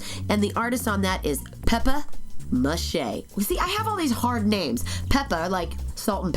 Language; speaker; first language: English; native; English